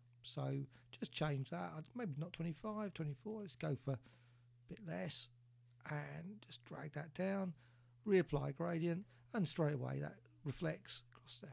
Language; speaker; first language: English; native; English